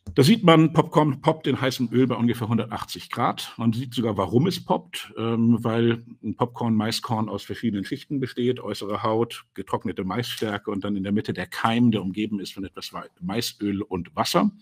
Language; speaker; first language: German; native; German